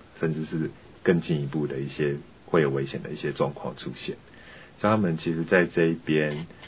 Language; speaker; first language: Chinese; native; Chinese